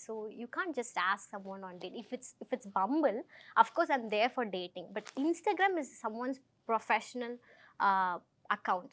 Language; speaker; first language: English; non-native, local second language; Tamil